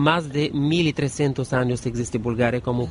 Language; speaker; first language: Spanish; non-native, learner; Bulgarian